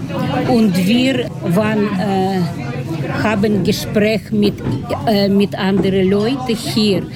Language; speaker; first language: German; non-native, learner; Ukrainian